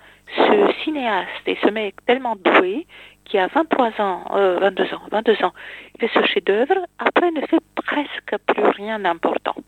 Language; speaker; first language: French; non-native, fluent; Romanian